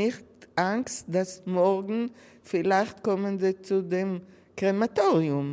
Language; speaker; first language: German; non-native, learner; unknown